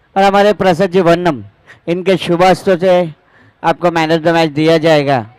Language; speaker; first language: Hindi; non-native, local second language; Marathi